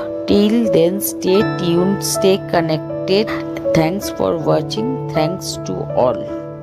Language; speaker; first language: English; non-native, local second language; Bangla